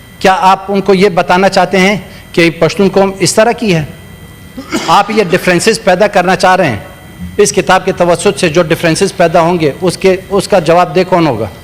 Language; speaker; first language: Urdu; non-native, local second language; Pashto